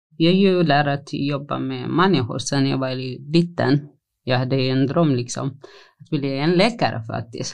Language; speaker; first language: Swedish; non-native, fluent; Tigrinya